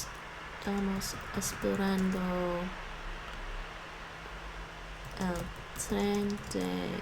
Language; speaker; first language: Spanish; non-native, learner; English